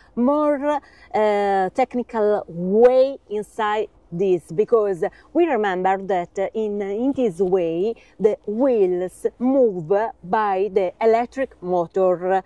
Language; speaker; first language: English; non-native, learner; Italian